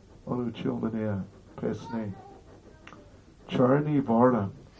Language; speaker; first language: Russian; non-native, learner; English